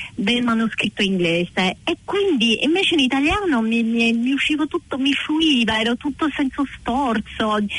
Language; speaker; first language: Italian; non-native, fluent; English